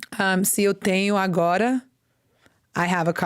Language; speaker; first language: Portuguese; non-native, learner; English